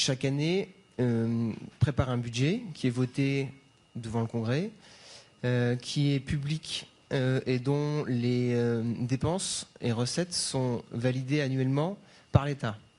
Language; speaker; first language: French; native; French